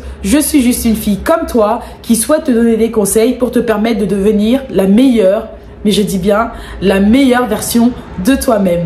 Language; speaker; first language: French; native; French